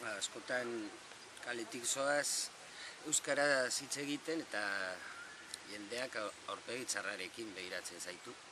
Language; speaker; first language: Basque; non-native, local second language; Spanish